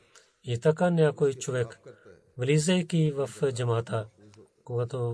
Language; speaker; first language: Bulgarian; non-native, learner; Urdu